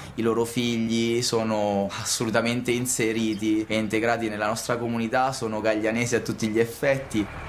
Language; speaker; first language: Italian; native; Italian